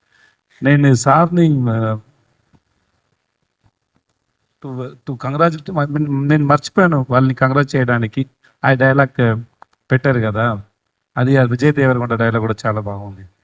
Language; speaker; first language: Telugu; non-native, fluent; Tamil